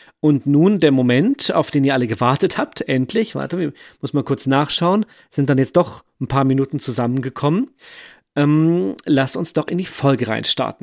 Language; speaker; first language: German; native; German